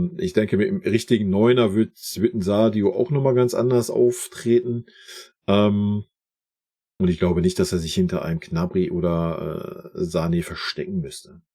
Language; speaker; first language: German; native; German